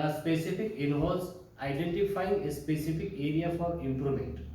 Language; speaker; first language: English; non-native, local second language; Marathi